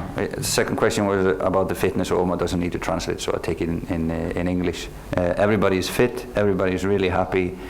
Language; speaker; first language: English; non-native, fluent; Icelandic